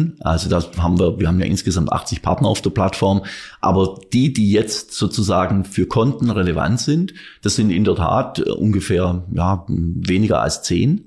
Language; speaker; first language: German; native; German